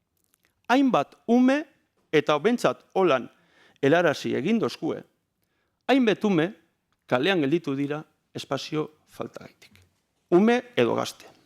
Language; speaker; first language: Basque; native; Basque